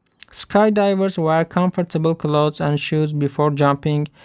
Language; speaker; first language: English; non-native, fluent; Turkish